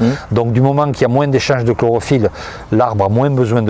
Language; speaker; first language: French; native; French